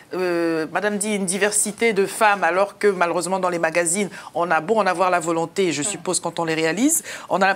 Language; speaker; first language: French; native; French